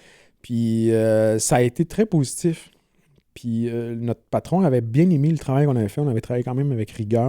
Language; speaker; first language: French; native; French